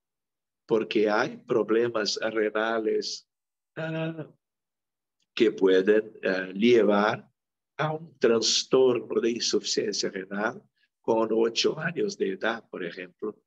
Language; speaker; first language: Spanish; non-native, local second language; Portuguese